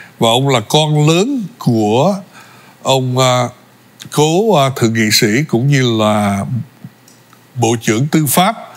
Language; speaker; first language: Vietnamese; early bilingual, other home language; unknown